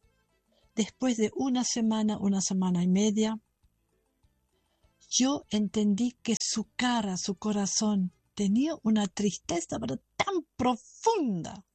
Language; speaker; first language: Spanish; non-native, fluent; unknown